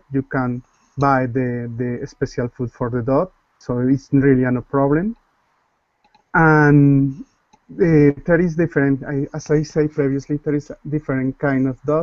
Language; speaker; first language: English; non-native, learner; Spanish